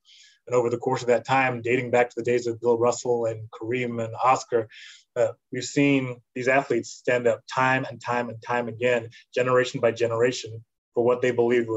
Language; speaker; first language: English; native; English